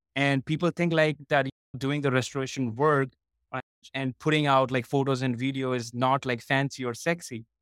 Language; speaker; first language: English; non-native, local second language; Hindi